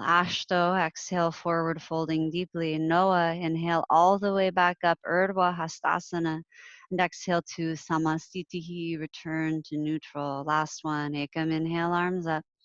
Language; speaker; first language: English; native; English